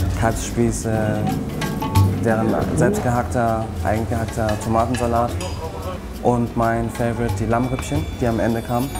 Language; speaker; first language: German; native; German